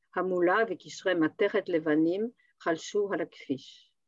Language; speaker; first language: Hebrew; non-native, fluent; French